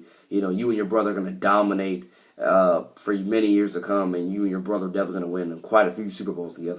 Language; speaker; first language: English; native; English